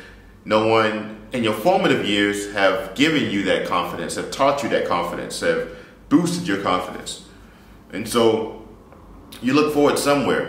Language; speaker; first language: English; native; English